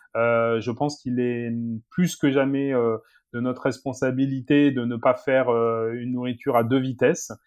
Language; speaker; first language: French; native; French